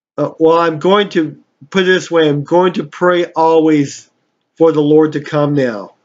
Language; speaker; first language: English; native; English